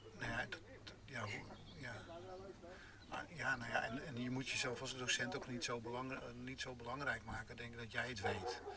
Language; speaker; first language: Dutch; native; Dutch